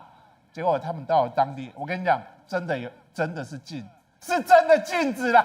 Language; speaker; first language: Chinese; native; Chinese